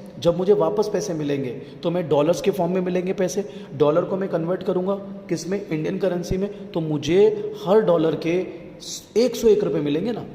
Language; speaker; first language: Hindi; native; Hindi